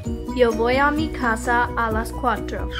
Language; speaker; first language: Spanish; non-native, learner; English